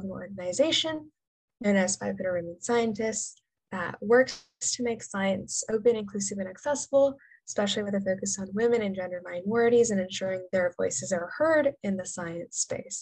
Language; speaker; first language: English; native; English